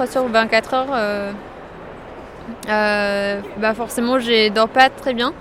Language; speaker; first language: French; non-native, fluent; Spanish